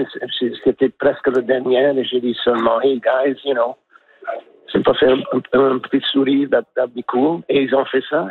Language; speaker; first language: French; non-native, fluent; English